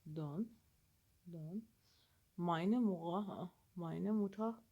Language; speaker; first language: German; non-native, learner; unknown